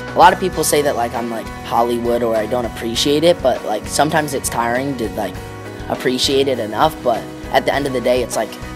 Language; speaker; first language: English; native; English